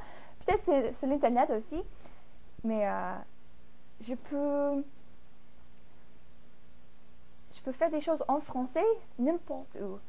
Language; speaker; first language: French; non-native, fluent; English